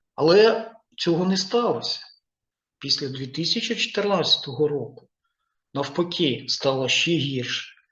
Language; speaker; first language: Ukrainian; non-native, local second language; Russian